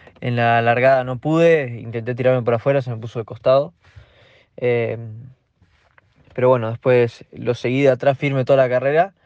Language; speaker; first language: Spanish; native; Spanish